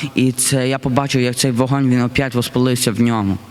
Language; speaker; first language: Ukrainian; early bilingual, heritage; Ukrainian